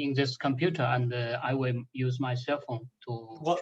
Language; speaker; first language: English; non-native, fluent; Chinese